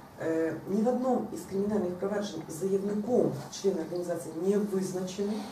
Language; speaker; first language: Russian; non-native, local second language; Ukrainian